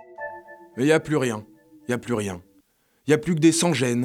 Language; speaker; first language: French; native; French